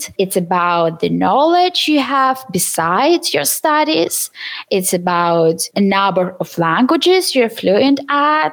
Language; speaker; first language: English; non-native, fluent; Ukrainian